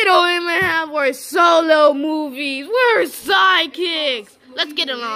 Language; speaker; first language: English; native; English